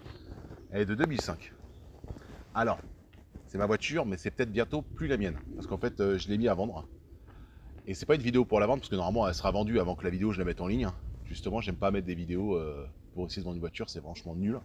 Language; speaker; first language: French; native; French